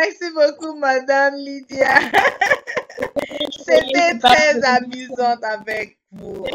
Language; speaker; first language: French; non-native, fluent; English